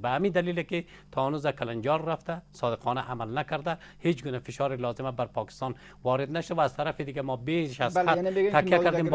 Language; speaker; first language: Persian; native; Persian